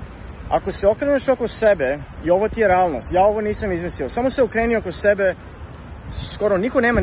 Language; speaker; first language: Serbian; early bilingual, heritage; Serbian